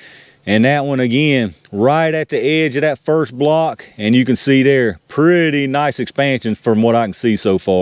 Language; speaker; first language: English; native; English